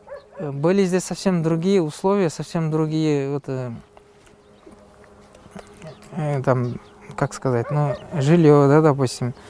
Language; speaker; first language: Russian; non-native, local second language; Kyrgyz